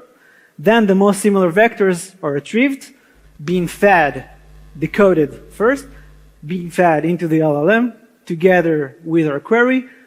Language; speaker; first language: English; non-native, fluent; Hebrew